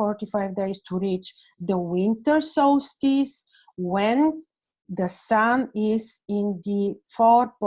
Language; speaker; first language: English; non-native, fluent; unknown